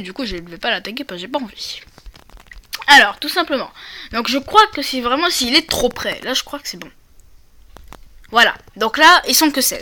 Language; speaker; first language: French; native; French